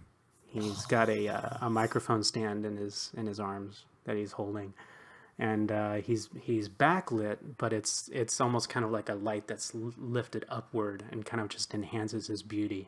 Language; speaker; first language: English; native; English